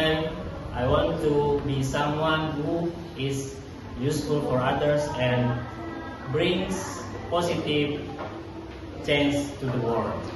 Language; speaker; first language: English; non-native, learner; Indonesian